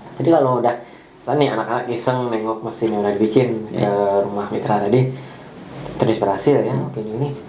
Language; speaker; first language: Indonesian; non-native, local second language; Minangkabau